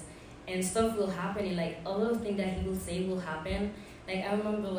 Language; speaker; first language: English; non-native, fluent; Haitian Creole